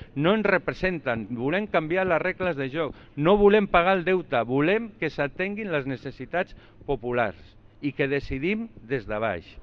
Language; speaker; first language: Catalan; non-native, local second language; Spanish